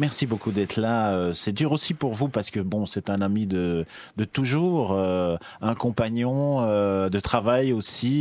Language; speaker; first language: French; native; French